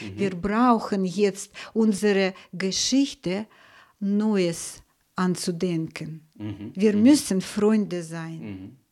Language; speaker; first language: German; non-native, fluent; Russian